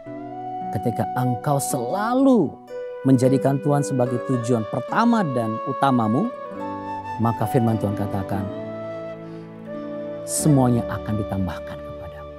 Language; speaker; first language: Indonesian; native; Indonesian